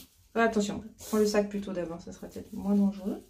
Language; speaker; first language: French; native; French